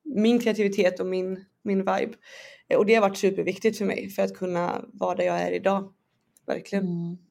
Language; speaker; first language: Swedish; native; Swedish